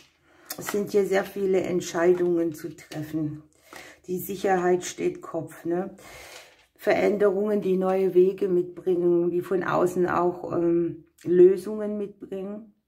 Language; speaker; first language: German; native; German